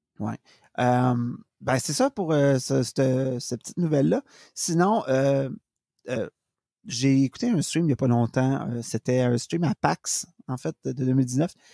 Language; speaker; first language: French; native; French